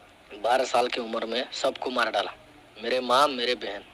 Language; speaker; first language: Hindi; non-native, learner; Rohingya